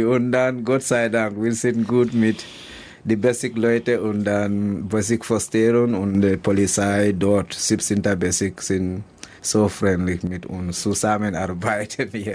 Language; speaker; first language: German; non-native, learner; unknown